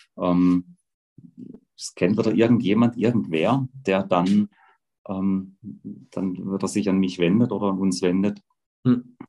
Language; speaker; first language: German; native; German